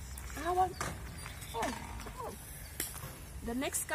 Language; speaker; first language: English; non-native, learner; Thai